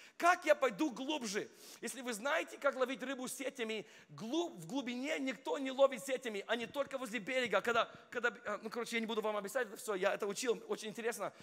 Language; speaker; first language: Russian; non-native, fluent; English